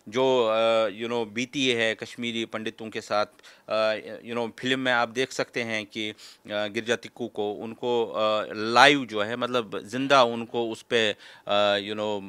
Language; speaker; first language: Hindi; non-native, local second language; Kashmiri